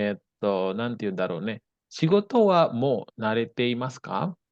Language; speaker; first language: Japanese; non-native, fluent; Indonesian